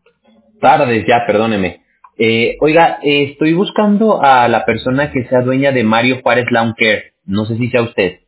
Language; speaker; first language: Spanish; native; Spanish